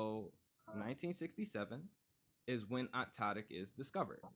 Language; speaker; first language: English; native; English